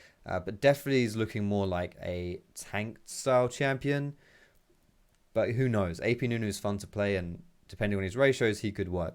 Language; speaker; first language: English; native; English